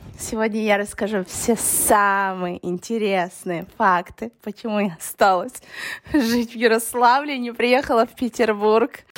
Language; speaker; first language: Russian; early bilingual, other home language; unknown